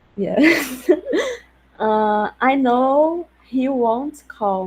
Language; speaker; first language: English; non-native, learner; Portuguese